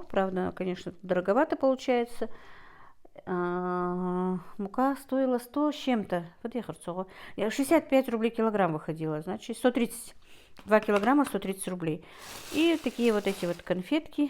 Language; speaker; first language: Russian; non-native, local second language; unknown